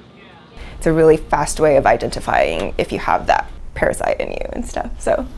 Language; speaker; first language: English; native; English